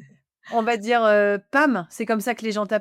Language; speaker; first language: French; native; French